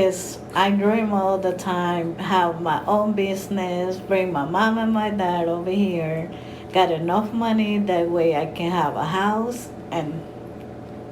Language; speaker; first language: English; non-native, learner; Spanish